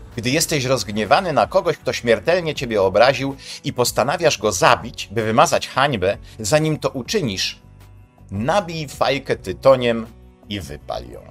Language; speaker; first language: Polish; native; Polish